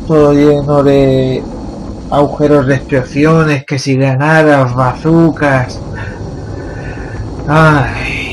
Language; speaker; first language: Spanish; native; Spanish